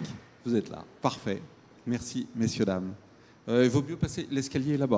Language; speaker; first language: French; native; French